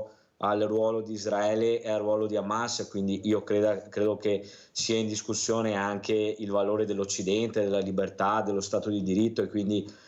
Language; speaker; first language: Italian; native; Italian